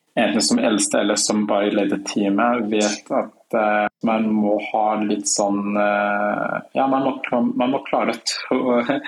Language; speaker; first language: Norwegian; non-native, fluent; Kinyarwanda